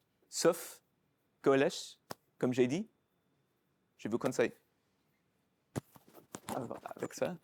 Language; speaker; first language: French; non-native, fluent; English